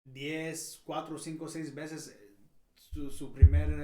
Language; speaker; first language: Spanish; early bilingual, heritage; Spanish